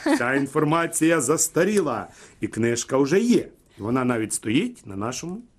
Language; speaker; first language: Ukrainian; native; Ukrainian